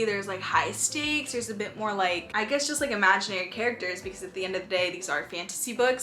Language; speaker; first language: English; native; English